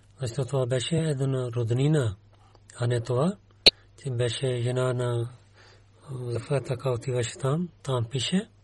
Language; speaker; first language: Bulgarian; non-native, learner; Urdu